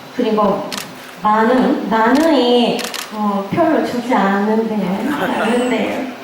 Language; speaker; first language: Korean; non-native, learner; Japanese